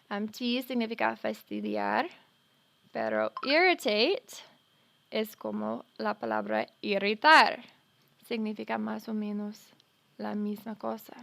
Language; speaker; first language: Spanish; non-native, fluent; English